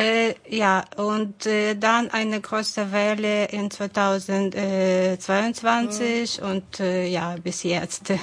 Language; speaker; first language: German; non-native, fluent; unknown